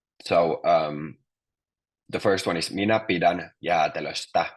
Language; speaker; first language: Finnish; non-native, fluent; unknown